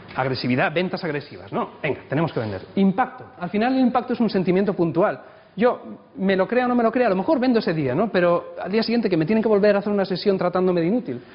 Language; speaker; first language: Spanish; non-native, local second language; Catalan